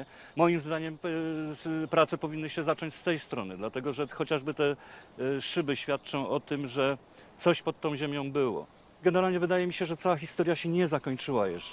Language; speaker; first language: Polish; native; Polish